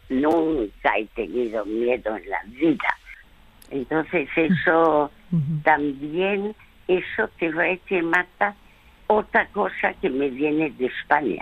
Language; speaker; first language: Spanish; early bilingual, other home language; French